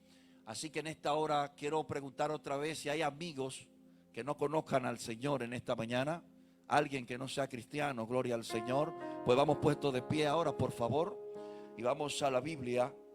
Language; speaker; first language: Spanish; native; Spanish